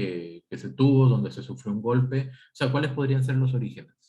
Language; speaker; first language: Spanish; native; Spanish